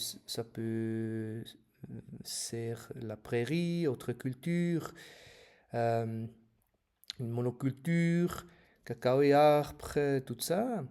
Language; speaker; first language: French; non-native, fluent; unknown